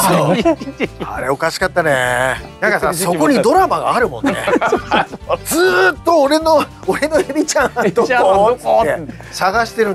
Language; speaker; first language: Japanese; native; Japanese